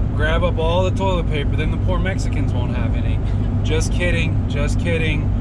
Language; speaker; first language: English; native; English